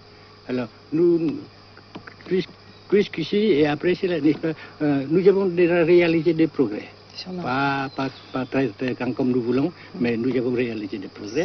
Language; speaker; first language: French; non-native, fluent; Vietnamese